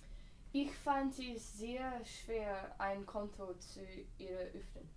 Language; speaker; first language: German; non-native, learner; English